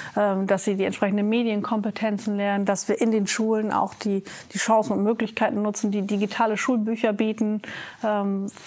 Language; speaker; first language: German; native; German